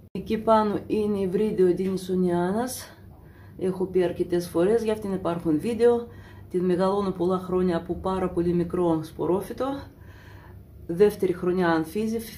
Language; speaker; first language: Greek; non-native, fluent; Russian